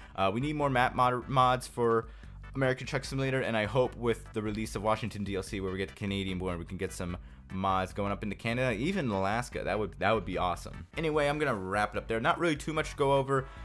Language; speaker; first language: English; native; English